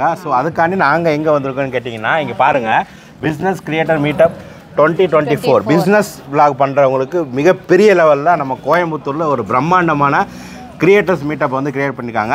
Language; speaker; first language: Tamil; native; Tamil